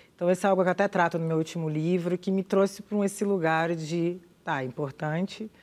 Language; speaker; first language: Portuguese; native; Portuguese